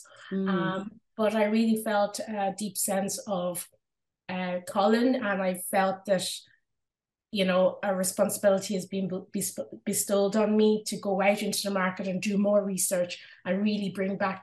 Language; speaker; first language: English; non-native, local second language; Yoruba